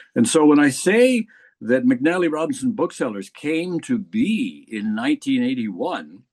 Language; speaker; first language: English; native; English